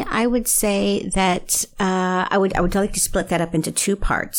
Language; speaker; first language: English; native; English